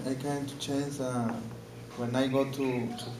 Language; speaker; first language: English; non-native, learner; Spanish